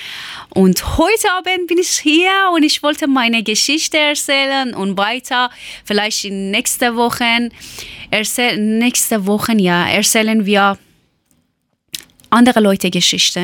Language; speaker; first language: German; non-native, learner; Persian